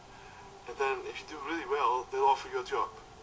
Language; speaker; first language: English; non-native, fluent; Icelandic